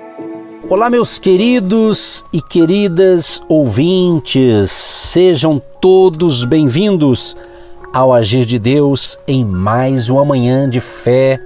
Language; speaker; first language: Portuguese; native; Portuguese